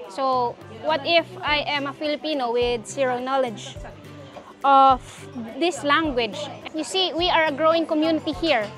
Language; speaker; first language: English; non-native, local second language; Filipino